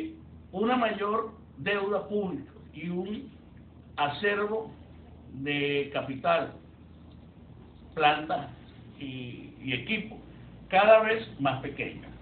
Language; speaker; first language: Spanish; native; Spanish